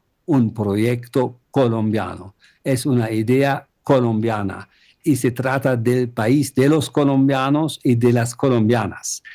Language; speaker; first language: Spanish; non-native, fluent; German